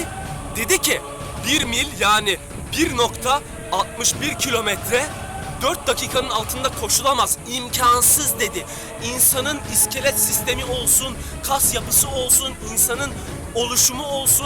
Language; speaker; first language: Turkish; native; Turkish